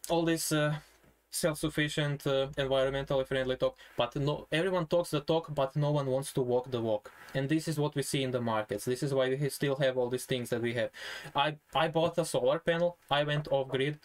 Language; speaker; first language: English; non-native, fluent; Croatian